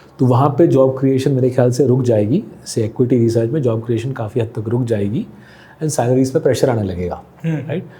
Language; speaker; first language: Hindi; non-native, local second language; Bangla